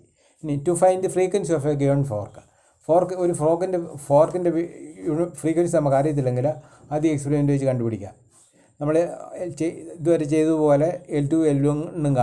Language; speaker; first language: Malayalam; native; Malayalam